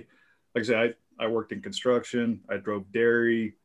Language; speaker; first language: English; native; English